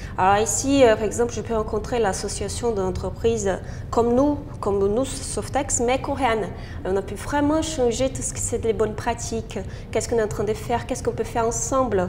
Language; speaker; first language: French; non-native, fluent; Portuguese